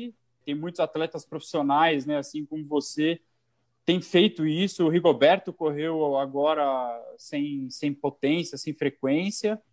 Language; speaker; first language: Portuguese; native; Portuguese